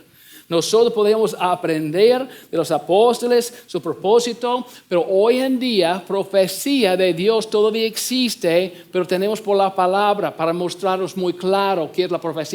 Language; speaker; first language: Spanish; non-native, fluent; English